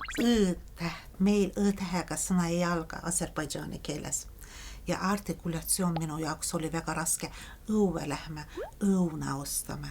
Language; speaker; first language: Estonian; non-native, fluent; Azerbaijani